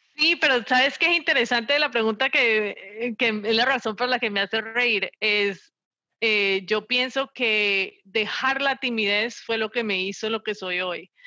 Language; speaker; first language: Spanish; native; Spanish